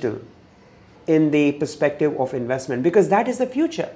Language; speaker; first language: English; non-native, local second language; Malayalam